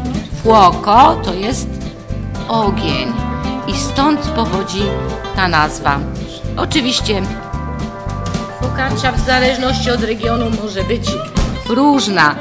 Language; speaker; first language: Polish; non-native, fluent; Italian